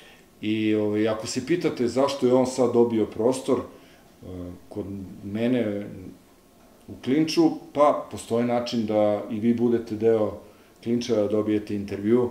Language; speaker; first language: Serbian; native; Serbian